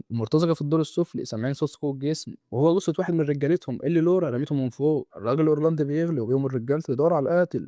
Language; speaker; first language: Arabic; native; Arabic